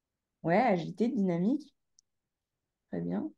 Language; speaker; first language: French; native; French